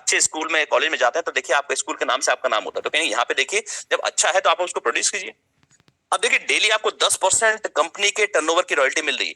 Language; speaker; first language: Hindi; native; Hindi